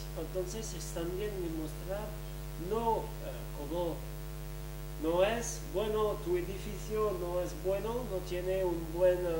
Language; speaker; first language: Spanish; non-native, fluent; French